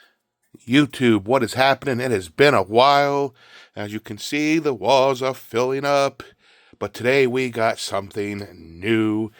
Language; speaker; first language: English; native; English